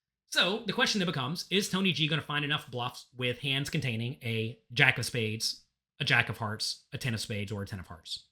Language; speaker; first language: English; native; English